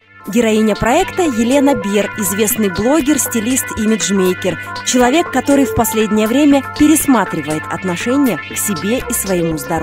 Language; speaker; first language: Russian; native; Russian